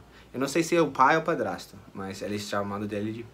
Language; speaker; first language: Portuguese; non-native, fluent; English